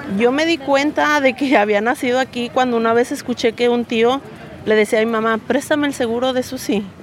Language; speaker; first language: Spanish; native; Spanish